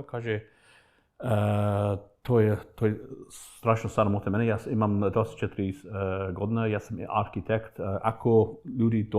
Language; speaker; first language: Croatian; non-native, fluent; English